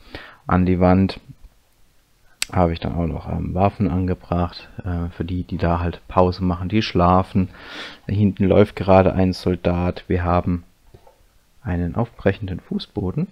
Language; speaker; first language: German; native; German